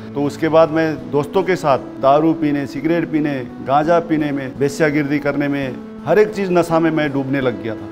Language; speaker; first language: Hindi; early bilingual, other home language; Nepali